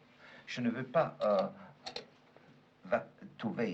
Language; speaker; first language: French; non-native, fluent; German